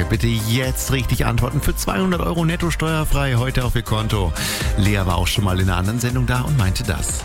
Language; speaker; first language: German; native; German